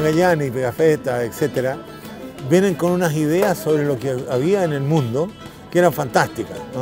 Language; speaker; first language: Spanish; native; Spanish